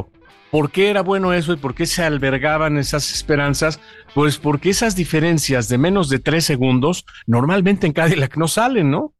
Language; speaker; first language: Spanish; native; Spanish